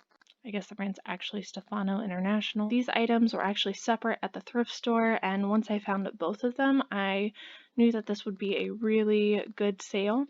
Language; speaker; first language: English; native; English